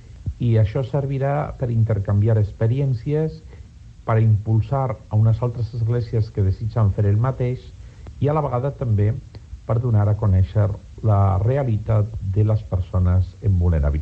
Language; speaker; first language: Catalan; non-native, local second language; Spanish